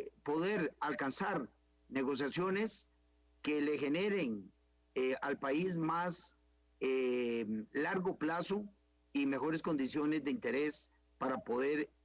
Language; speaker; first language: Spanish; native; Spanish